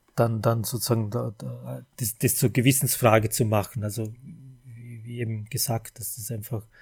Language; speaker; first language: German; native; German